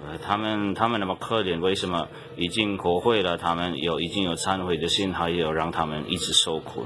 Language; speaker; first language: Chinese; non-native, fluent; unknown